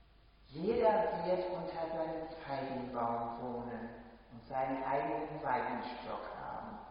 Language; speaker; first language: German; native; German